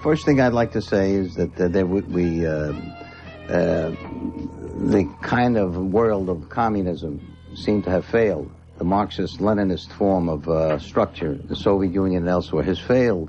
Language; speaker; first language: English; native; English